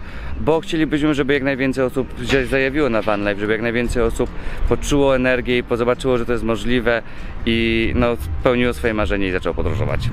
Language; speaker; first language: Polish; native; Polish